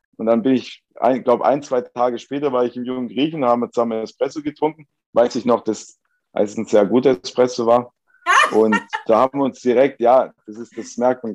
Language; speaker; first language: German; early bilingual, other home language; Italian